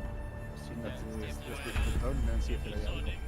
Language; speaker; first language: Swedish; native; Swedish